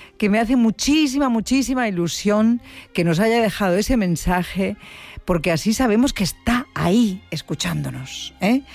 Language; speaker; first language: Spanish; native; Spanish